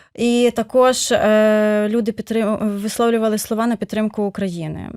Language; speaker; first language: Ukrainian; native; Ukrainian